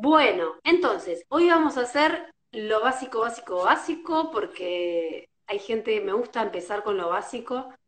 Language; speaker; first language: Spanish; native; Spanish